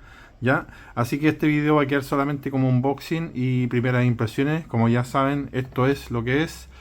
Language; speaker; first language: Spanish; native; Spanish